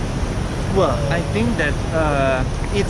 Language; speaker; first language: English; non-native, fluent; Italian